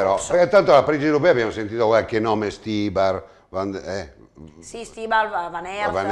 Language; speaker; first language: Italian; native; Italian